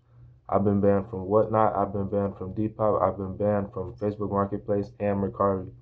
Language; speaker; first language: English; native; English